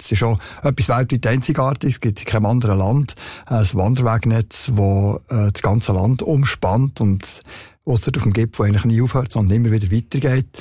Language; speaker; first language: German; native; German